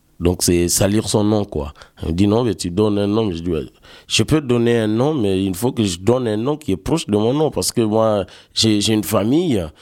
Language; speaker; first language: French; non-native, local second language; Lingala